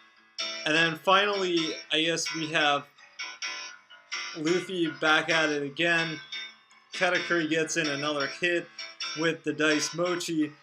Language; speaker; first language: English; native; English